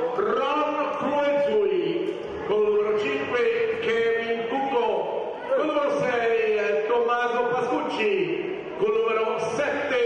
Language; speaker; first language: Italian; native; Italian